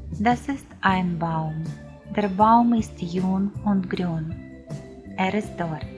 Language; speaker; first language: German; non-native, fluent; Ukrainian